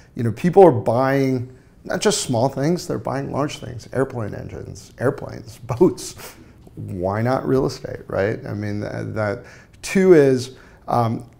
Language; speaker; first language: English; native; English